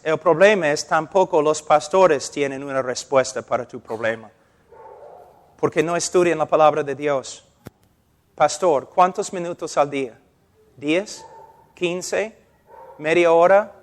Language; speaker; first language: Spanish; non-native, fluent; English